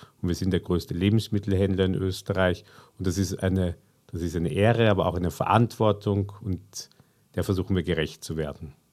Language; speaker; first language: German; native; German